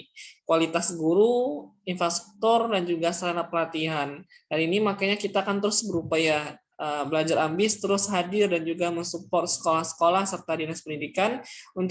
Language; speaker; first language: Indonesian; non-native, local second language; Minangkabau